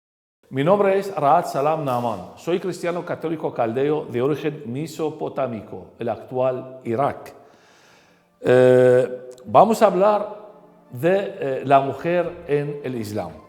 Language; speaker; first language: Spanish; non-native, fluent; Arabic